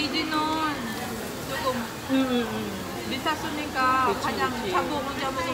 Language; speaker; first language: Korean; non-native, learner; Filipino